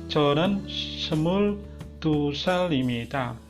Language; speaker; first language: Korean; non-native, fluent; Indonesian